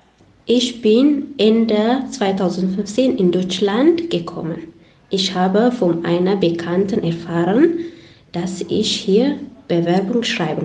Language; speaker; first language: German; non-native, learner; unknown